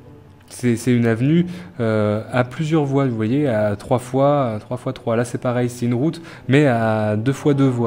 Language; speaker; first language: French; native; French